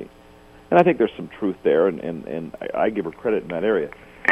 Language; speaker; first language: English; native; English